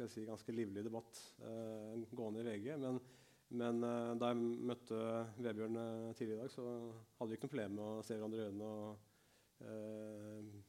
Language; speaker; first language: Norwegian; early bilingual, other home language; Urdu